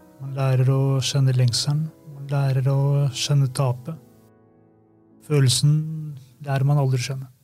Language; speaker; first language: Norwegian; early bilingual, other home language; Albanian